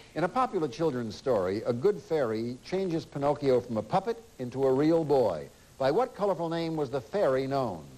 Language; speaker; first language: English; native; English